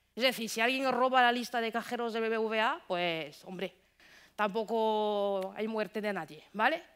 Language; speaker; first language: Spanish; non-native, fluent; French